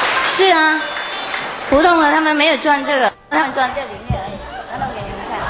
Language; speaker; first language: Chinese; non-native, fluent; Vietnamese